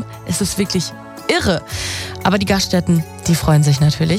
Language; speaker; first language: German; native; German